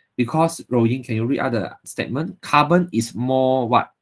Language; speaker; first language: English; non-native, local second language; Chinese